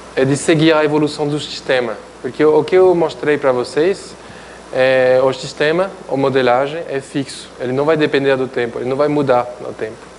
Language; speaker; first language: Portuguese; non-native, fluent; French